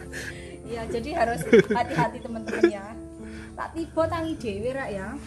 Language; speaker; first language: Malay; non-native, local second language; Javanese